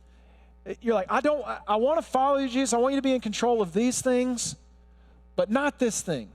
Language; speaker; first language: English; native; English